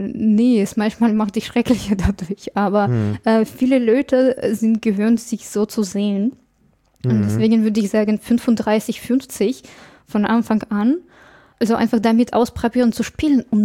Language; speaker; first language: German; non-native, fluent; English